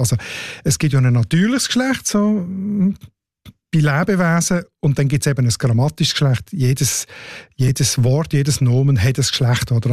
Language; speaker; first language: German; native; German